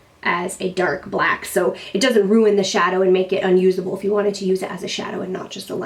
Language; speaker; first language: English; native; English